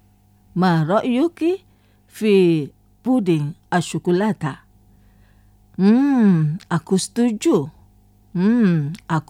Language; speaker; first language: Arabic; non-native, fluent; Indonesian